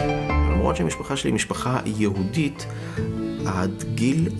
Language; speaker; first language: Hebrew; non-native, fluent; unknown